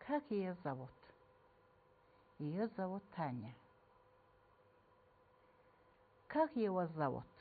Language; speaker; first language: Russian; non-native, fluent; Mongolian